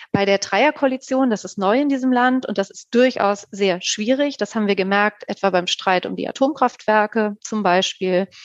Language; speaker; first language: German; native; German